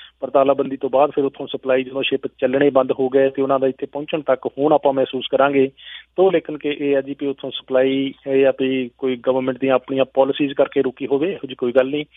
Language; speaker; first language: Punjabi; native; Punjabi